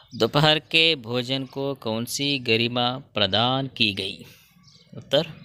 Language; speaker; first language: Hindi; non-native, local second language; Kannada